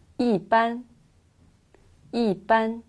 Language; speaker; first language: Chinese; non-native, fluent; Korean